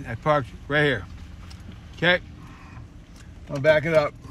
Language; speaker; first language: English; native; English